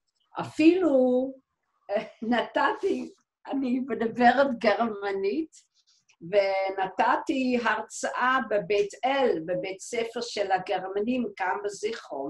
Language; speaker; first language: Hebrew; non-native, fluent; Dutch